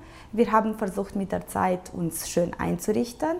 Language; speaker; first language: German; non-native, local second language; Romanian